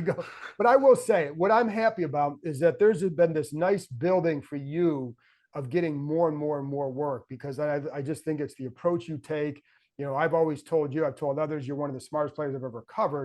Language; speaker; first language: English; native; English